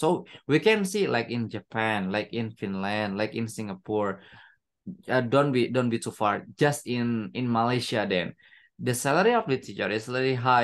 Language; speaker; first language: English; non-native, fluent; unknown